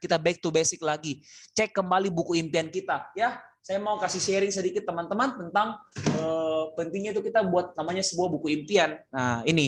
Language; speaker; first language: Indonesian; native; Indonesian